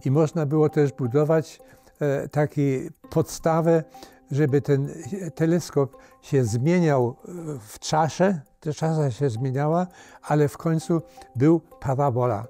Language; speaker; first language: Polish; early bilingual, heritage; Polish